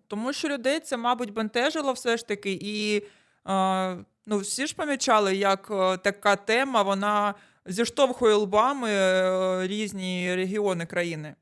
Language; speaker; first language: Ukrainian; non-native, local second language; Russian